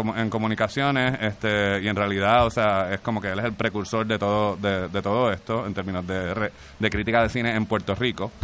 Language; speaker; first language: Spanish; native; Spanish